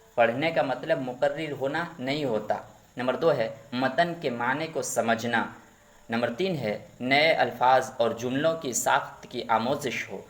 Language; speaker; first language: Urdu; native; Urdu